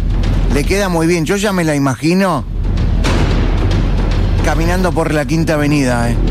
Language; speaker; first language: Spanish; native; Spanish